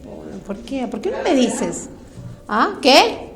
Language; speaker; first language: Spanish; native; Spanish